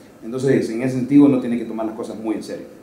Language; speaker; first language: Spanish; native; Spanish